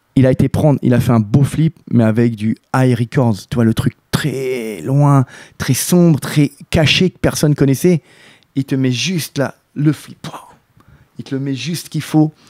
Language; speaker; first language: French; native; French